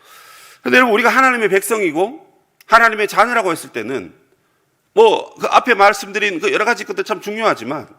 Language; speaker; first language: Korean; native; Korean